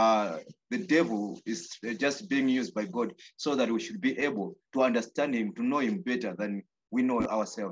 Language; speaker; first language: English; non-native, local second language; Nyanja